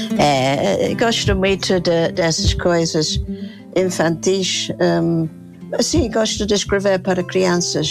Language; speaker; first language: Portuguese; non-native, fluent; English